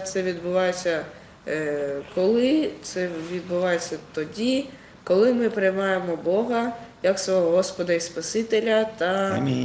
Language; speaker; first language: Ukrainian; non-native, local second language; Russian